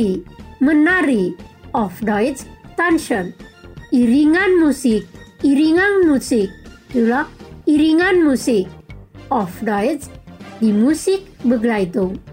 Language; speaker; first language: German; non-native, local second language; Indonesian